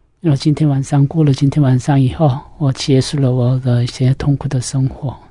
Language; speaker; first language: Chinese; non-native, fluent; Korean